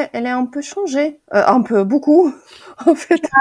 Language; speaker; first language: French; non-native, fluent; Ukrainian